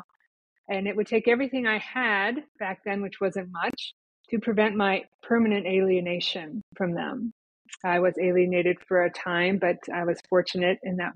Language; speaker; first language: English; native; English